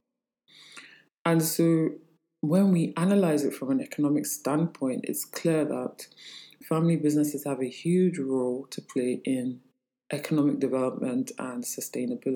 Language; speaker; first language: English; native; English